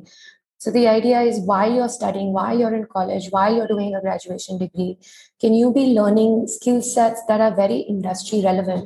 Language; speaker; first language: English; non-native, local second language; Hindi